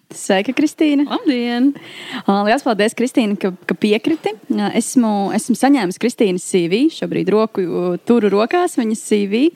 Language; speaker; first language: Latvian; native; Latvian